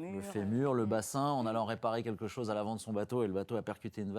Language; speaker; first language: French; native; French